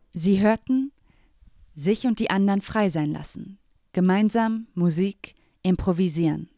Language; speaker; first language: German; native; German